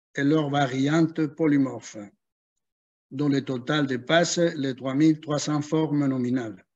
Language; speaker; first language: French; non-native, fluent; Spanish